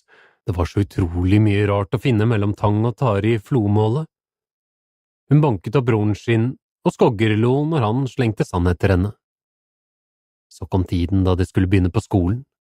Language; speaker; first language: Norwegian; native; Norwegian